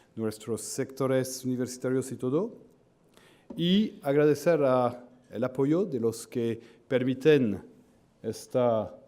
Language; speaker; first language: Spanish; non-native, fluent; French